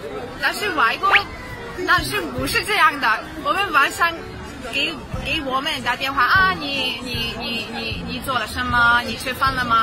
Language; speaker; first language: Chinese; non-native, fluent; Hungarian